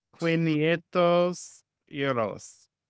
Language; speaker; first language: Spanish; non-native, learner; English